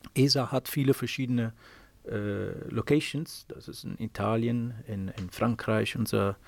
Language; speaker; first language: German; non-native, fluent; Italian